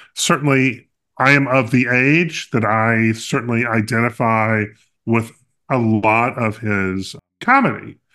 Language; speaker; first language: English; native; English